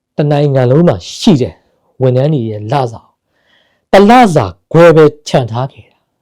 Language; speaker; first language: Burmese; native; Burmese